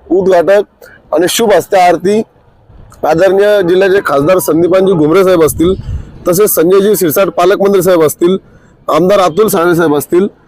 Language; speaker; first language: Marathi; native; Marathi